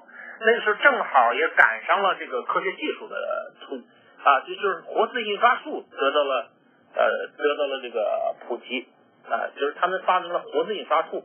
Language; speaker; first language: Chinese; native; Chinese